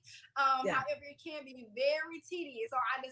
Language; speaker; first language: English; native; English